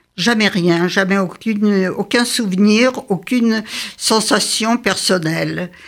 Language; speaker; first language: French; early bilingual, other home language; Yiddish